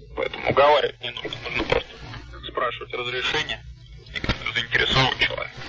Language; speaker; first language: Russian; native; Russian